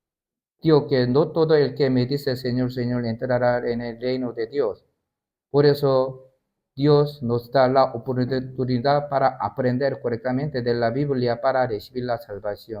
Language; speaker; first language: Spanish; non-native, learner; Korean